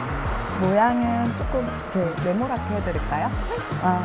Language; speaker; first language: Korean; native; Korean